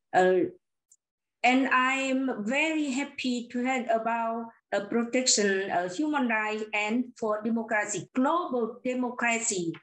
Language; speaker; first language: English; non-native, learner; Lao